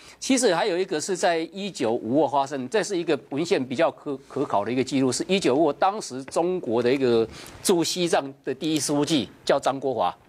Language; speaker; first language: Chinese; native; Chinese